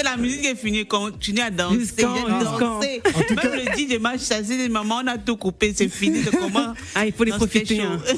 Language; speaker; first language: French; native; French